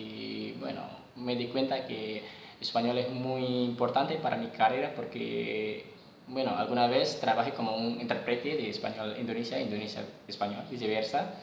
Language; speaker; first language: Spanish; non-native, learner; Indonesian